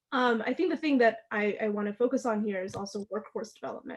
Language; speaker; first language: English; early bilingual, other home language; Amharic